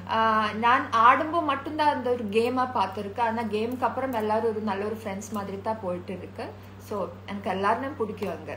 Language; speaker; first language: Tamil; non-native, learner; Malayalam